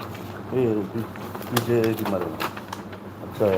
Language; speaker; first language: Hindi; non-native, local second language; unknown